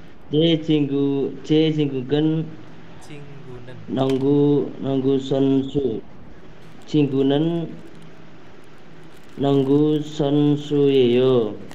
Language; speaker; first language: Korean; non-native, learner; Indonesian